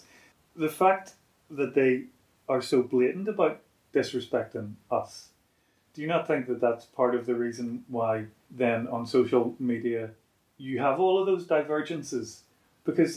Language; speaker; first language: English; native; English